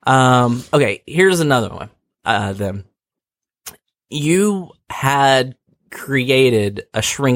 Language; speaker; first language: English; native; English